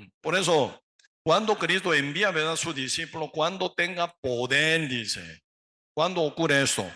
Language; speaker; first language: Spanish; non-native, learner; Korean